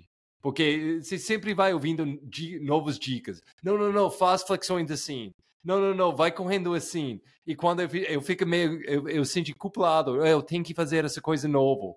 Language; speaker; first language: Portuguese; non-native, fluent; English